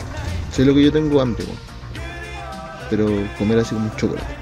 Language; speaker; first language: Spanish; native; Spanish